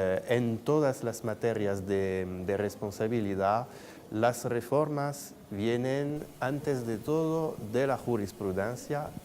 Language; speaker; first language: Spanish; non-native, fluent; French